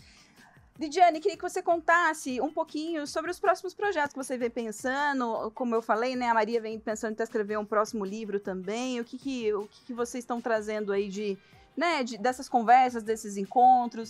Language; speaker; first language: Portuguese; native; Portuguese